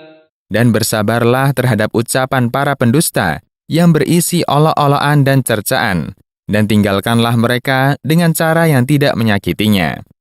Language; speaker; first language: Indonesian; native; Indonesian